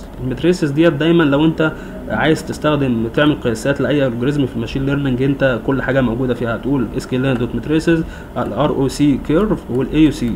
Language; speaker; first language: Arabic; native; Arabic